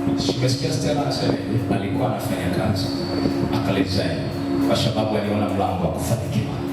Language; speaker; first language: Swahili; native; Swahili